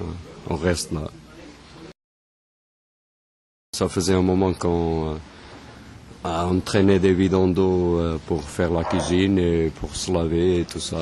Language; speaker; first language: French; non-native, fluent; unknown